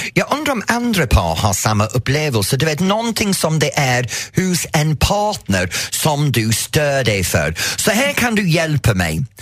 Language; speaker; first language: Swedish; non-native, fluent; English